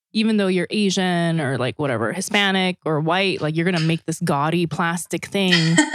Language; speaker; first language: English; non-native, fluent; Korean